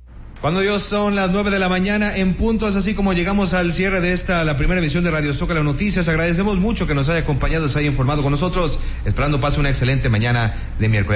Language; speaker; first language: Spanish; native; Spanish